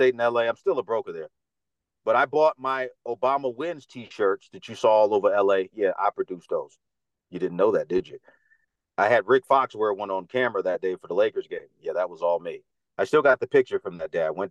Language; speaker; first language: English; early bilingual, other home language; Spanish